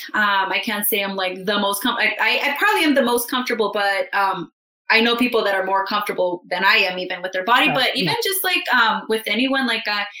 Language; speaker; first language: English; native; English